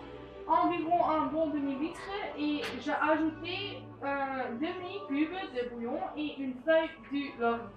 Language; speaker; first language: French; non-native, learner; Dutch